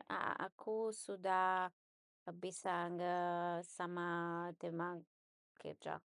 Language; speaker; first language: Indonesian; non-native, learner; English